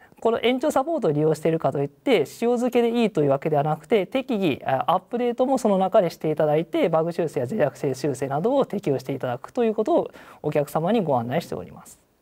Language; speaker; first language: Japanese; native; Japanese